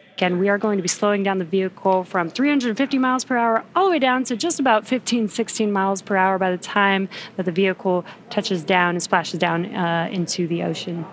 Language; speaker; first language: English; native; English